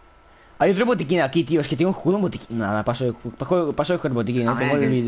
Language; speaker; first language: Spanish; native; Spanish